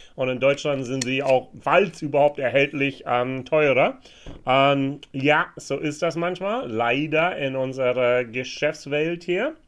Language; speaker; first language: German; non-native, fluent; English